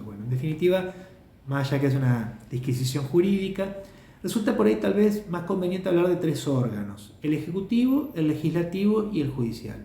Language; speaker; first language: Spanish; native; Spanish